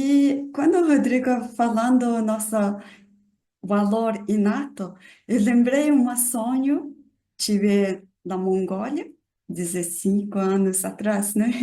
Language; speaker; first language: Portuguese; non-native, learner; Mongolian